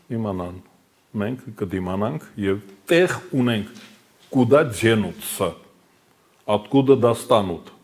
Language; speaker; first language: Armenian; native; Armenian